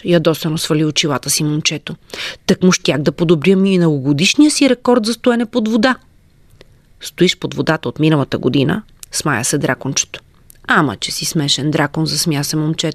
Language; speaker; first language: Bulgarian; native; Bulgarian